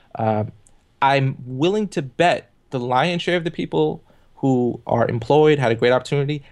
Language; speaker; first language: English; native; English